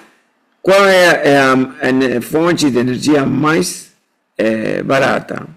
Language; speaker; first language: Portuguese; non-native, fluent; Spanish